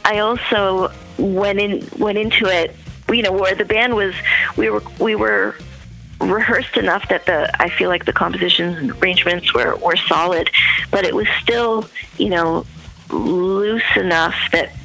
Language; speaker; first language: English; native; English